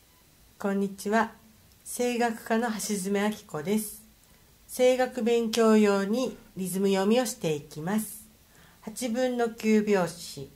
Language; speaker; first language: Japanese; native; Japanese